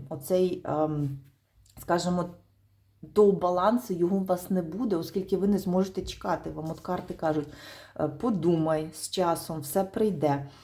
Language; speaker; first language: Ukrainian; non-native, local second language; Russian